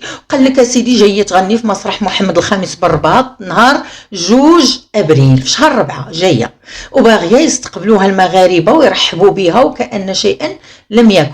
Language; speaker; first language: Arabic; native; Arabic